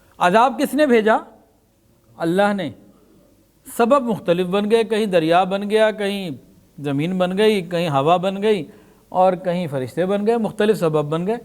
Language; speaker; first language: Urdu; native; Urdu